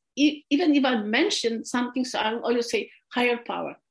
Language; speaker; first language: English; non-native, fluent; Polish